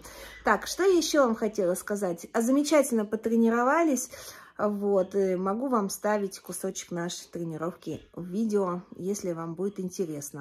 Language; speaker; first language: Russian; native; Russian